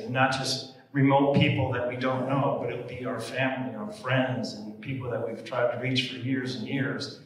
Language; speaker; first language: English; native; English